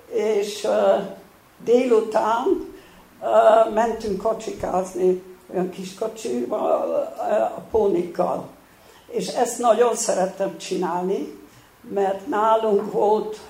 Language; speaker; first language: Hungarian; early bilingual, heritage; Hungarian